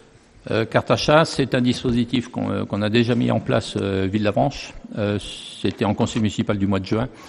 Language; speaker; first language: French; native; French